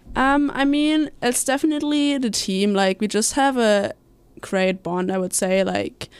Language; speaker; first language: English; non-native, fluent; German